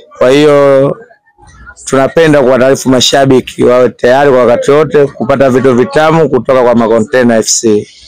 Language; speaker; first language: Swahili; native; Swahili